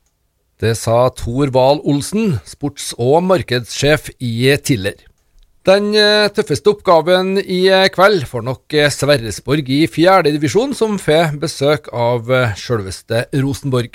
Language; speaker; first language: Norwegian; native; Norwegian